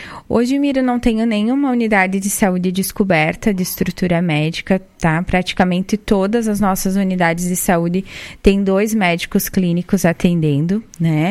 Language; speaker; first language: Portuguese; native; Portuguese